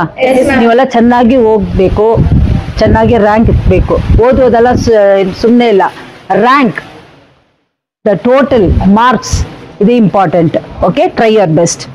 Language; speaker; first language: Kannada; non-native, local second language; Tamil